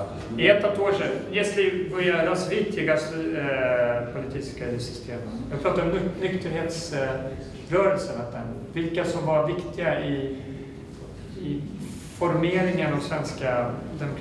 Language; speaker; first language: Russian; non-native, fluent; Swedish